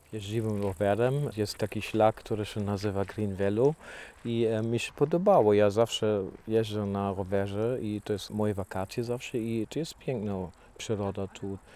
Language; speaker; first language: Polish; non-native, fluent; German